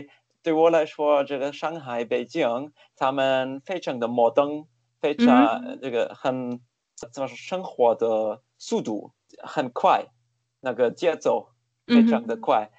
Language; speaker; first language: Chinese; non-native, fluent; German